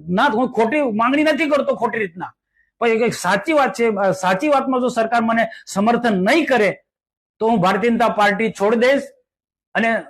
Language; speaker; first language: Gujarati; non-native, local second language; Vasavi